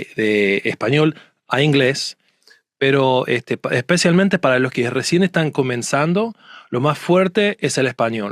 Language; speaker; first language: Spanish; non-native, fluent; English